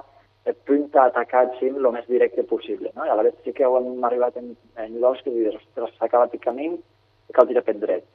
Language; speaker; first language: Catalan; native; Catalan